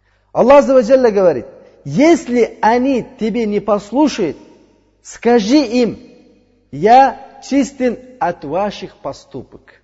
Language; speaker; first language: Russian; non-native, fluent; Uzbek